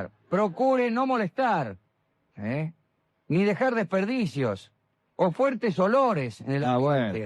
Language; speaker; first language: Spanish; native; Spanish